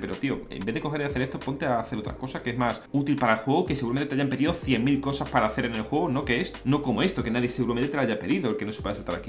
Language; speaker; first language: Spanish; native; Spanish